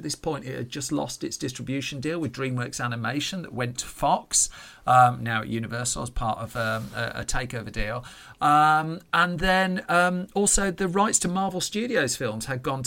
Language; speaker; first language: English; native; English